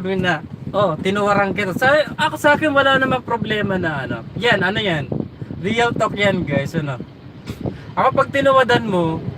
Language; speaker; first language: Filipino; non-native, local second language; Bikol